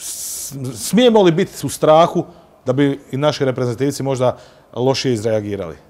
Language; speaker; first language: Croatian; native; Croatian